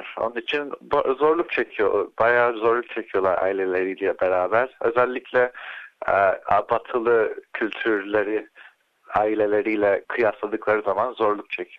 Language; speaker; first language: Turkish; early bilingual, heritage; Turkish